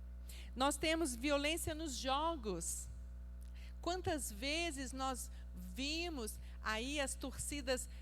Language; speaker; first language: Portuguese; native; Portuguese